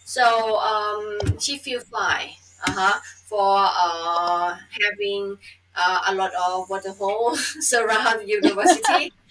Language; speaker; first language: English; non-native, fluent; Thai